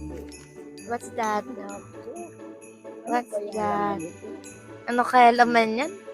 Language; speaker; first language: Filipino; native; Filipino